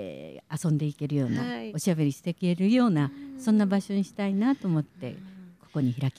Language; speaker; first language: Japanese; native; Japanese